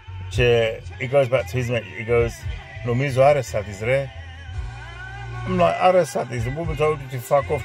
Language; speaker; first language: English; early bilingual, other home language; Greek